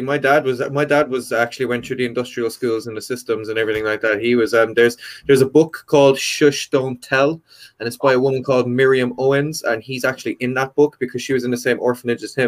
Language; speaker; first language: English; native; English